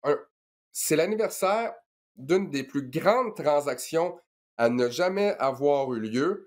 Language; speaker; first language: French; native; French